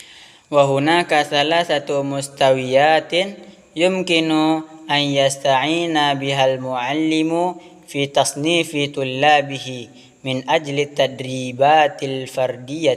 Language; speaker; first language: Arabic; non-native, learner; Indonesian